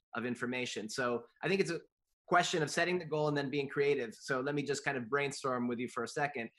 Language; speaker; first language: English; native; English